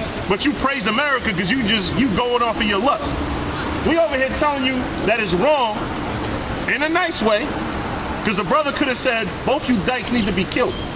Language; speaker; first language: English; early bilingual, other home language; Spanish